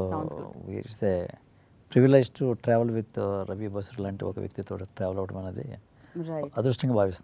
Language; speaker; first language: Telugu; native; Telugu